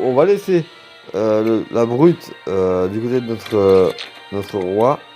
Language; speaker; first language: French; native; French